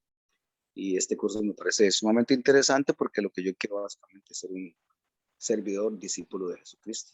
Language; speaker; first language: Spanish; native; Spanish